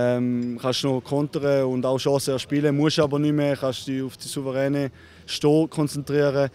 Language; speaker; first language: German; native; German